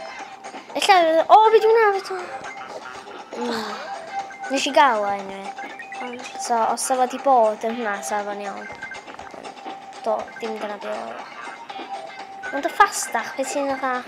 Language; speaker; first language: Welsh; native; Welsh